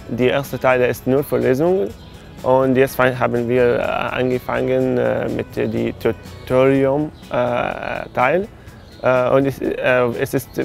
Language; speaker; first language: German; non-native, learner; Arabic